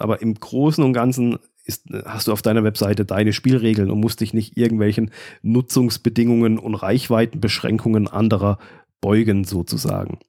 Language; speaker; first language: German; native; German